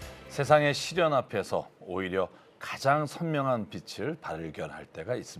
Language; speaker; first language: Korean; native; Korean